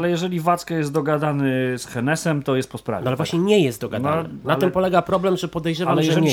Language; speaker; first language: Polish; native; Polish